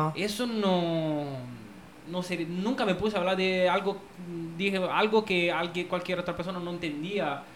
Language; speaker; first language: Spanish; non-native, fluent; Italian